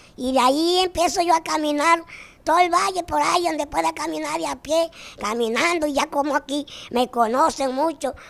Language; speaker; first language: Spanish; native; Spanish